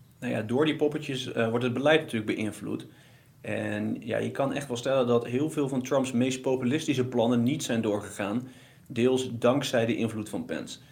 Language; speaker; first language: Dutch; native; Dutch